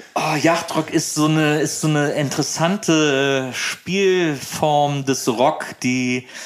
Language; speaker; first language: German; native; German